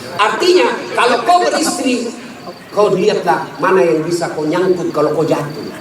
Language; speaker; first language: Indonesian; native; Indonesian